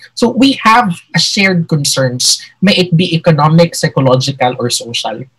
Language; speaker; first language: English; non-native, local second language; Hiligaynon